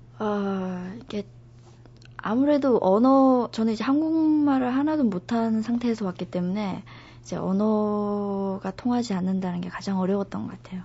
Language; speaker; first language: Korean; non-native, fluent; Chinese